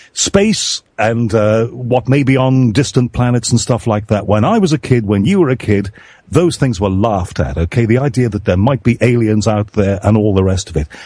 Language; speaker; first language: English; native; English